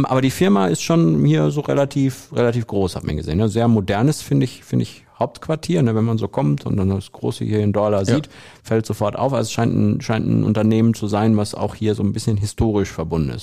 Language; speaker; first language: German; native; German